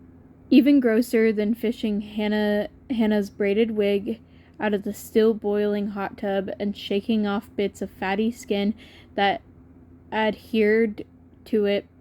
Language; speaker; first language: English; native; English